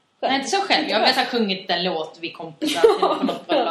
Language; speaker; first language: Swedish; native; Swedish